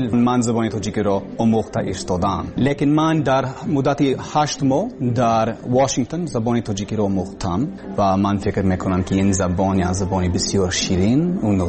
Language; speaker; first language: Persian; non-native, learner; English